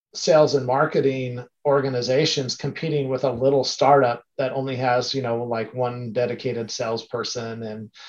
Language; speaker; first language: English; native; English